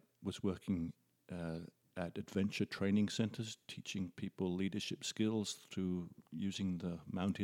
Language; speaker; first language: English; native; English